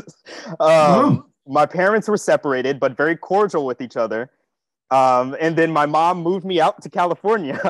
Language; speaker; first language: English; native; English